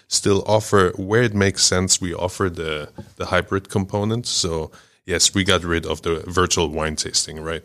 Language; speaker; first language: English; non-native, fluent; German